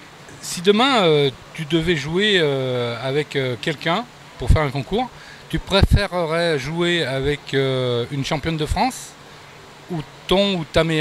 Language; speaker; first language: French; native; French